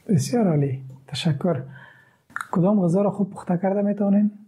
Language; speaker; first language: Persian; native; Persian